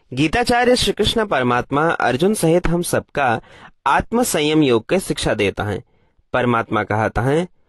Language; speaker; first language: Hindi; native; Hindi